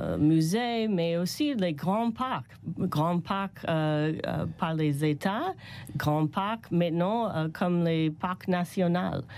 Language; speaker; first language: French; non-native, learner; English